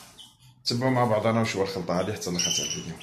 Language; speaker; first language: Arabic; native; Arabic